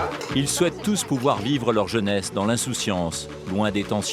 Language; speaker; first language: French; native; French